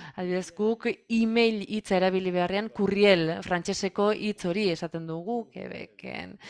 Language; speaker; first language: Basque; non-native, fluent; French